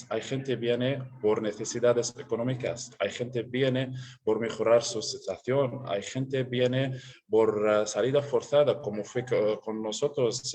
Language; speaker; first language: Spanish; non-native, learner; Arabic